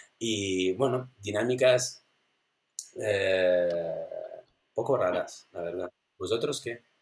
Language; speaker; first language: Spanish; non-native, fluent; Italian